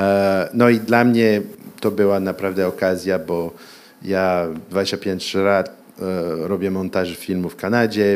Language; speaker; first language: Polish; early bilingual, heritage; Polish